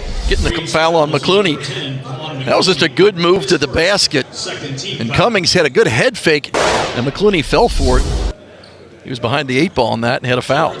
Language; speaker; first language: English; native; English